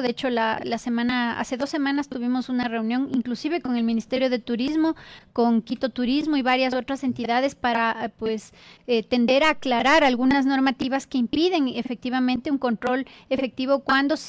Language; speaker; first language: Spanish; native; Spanish